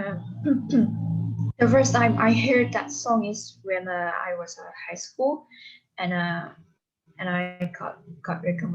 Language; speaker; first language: English; non-native, learner; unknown